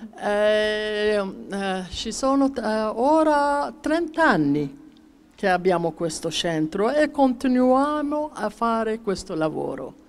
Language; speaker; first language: Italian; non-native, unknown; Arabic